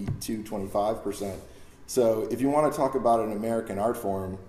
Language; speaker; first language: English; native; English